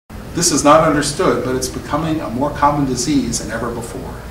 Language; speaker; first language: English; native; English